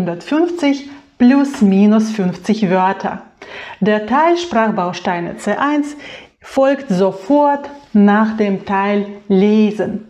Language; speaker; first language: German; non-native, fluent; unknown